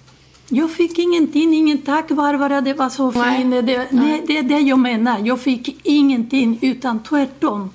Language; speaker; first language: Swedish; non-native, fluent; Spanish